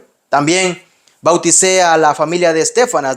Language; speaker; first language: Spanish; native; Spanish